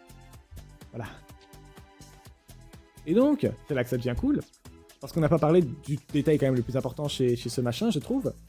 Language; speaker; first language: French; native; French